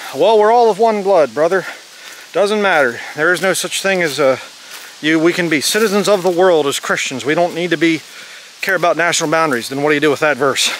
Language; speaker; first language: English; native; English